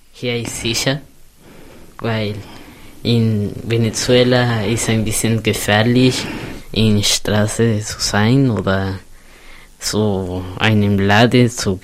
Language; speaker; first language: German; non-native, learner; Spanish